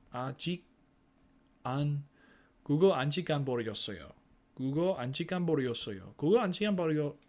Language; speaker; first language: Korean; non-native, learner; English